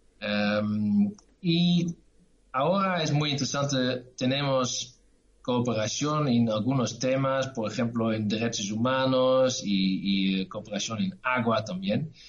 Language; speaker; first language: Spanish; non-native, learner; Dutch